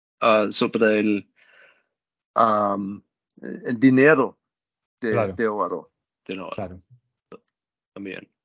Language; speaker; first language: Spanish; non-native, learner; German